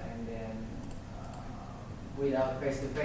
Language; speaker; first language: English; non-native, learner; Indonesian